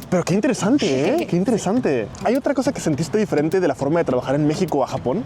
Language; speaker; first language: Spanish; native; Spanish